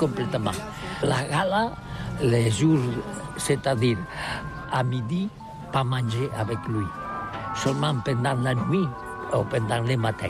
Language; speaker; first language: French; non-native, learner; Catalan